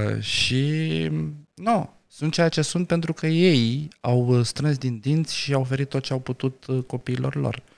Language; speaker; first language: Romanian; non-native, local second language; Romany